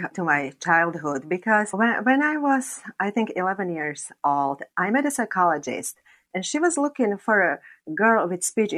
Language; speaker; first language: English; non-native, fluent; Slovak